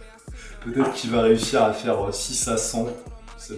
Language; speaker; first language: French; native; French